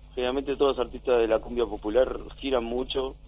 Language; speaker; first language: Spanish; native; Spanish